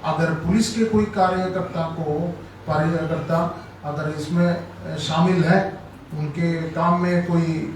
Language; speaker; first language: Hindi; non-native, local second language; Bangla